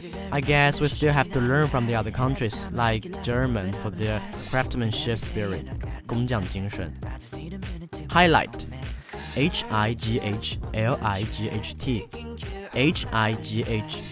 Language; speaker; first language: English; non-native, fluent; Chinese